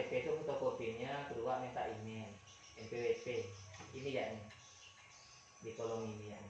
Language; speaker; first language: Malay; native; Malay